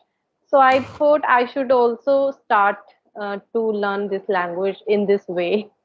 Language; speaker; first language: English; non-native, learner; Hindi